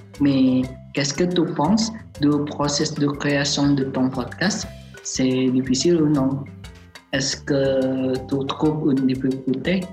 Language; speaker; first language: French; non-native, learner; Chinese